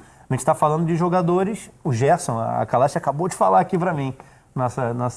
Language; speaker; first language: Portuguese; native; Portuguese